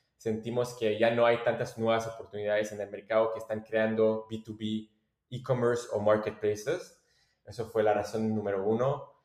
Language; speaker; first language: Spanish; non-native, fluent; French